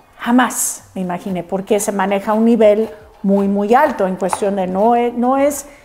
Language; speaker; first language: Spanish; native; Spanish